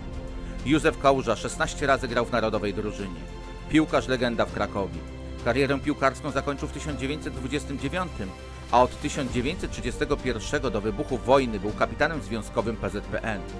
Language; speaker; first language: Polish; native; Polish